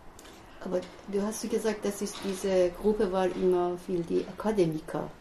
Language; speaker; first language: German; non-native, learner; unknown